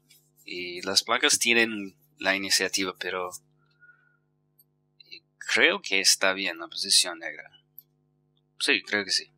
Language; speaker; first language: Spanish; non-native, fluent; English